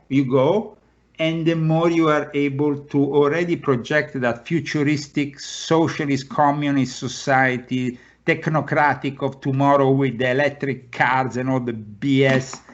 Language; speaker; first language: English; non-native, fluent; Italian